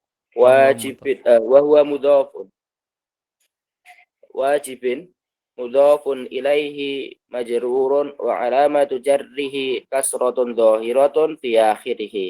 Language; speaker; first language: Arabic; non-native, learner; Indonesian